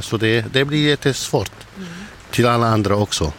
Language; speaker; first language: Swedish; non-native, learner; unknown